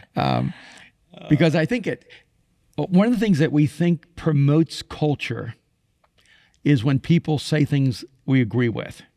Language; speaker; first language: English; early bilingual, other home language; Spanish